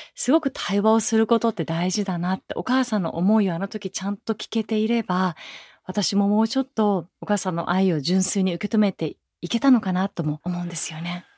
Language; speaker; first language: Japanese; early bilingual, other home language; Persian